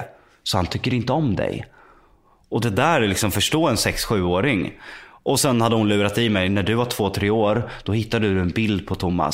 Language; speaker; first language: Swedish; native; Swedish